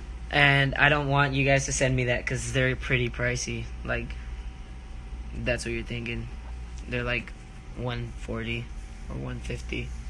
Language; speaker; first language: English; early bilingual, other home language; Spanish